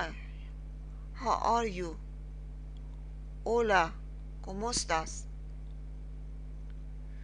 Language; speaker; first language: Spanish; non-native, learner; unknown